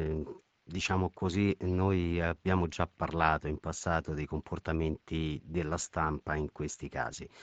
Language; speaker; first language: Italian; native; Italian